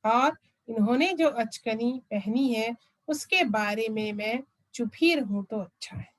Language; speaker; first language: Hindi; non-native, local second language; Malayalam